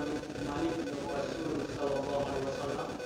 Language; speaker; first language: Arabic; non-native, learner; Indonesian